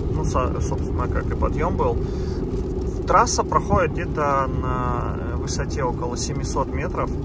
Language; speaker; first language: Russian; native; Russian